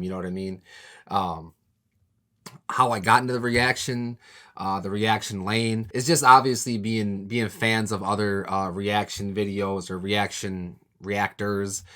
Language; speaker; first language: English; native; English